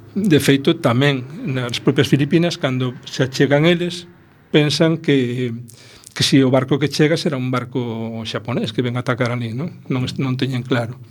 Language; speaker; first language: Galician; non-native, local second language; Spanish